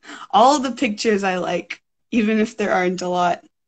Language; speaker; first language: English; native; English